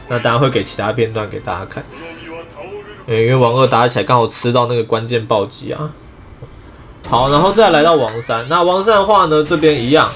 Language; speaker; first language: Chinese; native; Chinese